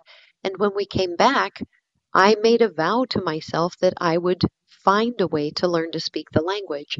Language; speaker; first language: English; native; English